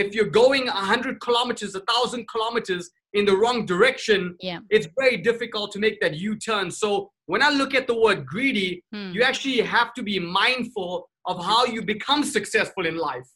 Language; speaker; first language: English; native; English